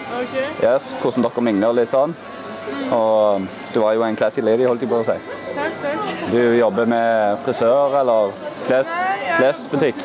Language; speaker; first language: Norwegian; native; Norwegian